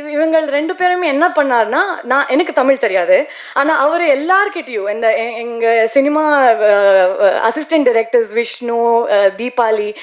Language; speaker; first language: Tamil; non-native, learner; Kannada